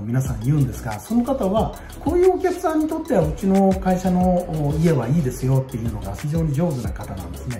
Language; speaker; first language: Japanese; native; Japanese